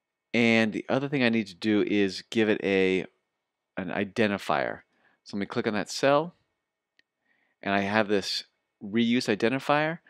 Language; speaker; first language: English; native; English